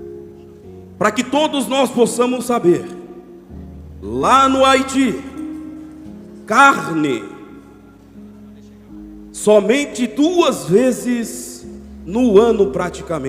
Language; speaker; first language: Portuguese; native; Portuguese